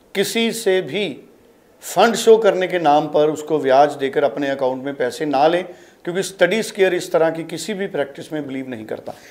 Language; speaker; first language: Hindi; non-native, local second language; Punjabi